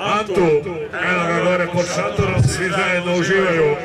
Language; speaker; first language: Serbian; native; Serbian